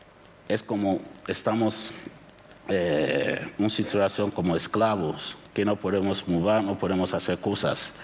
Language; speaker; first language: Spanish; non-native, learner; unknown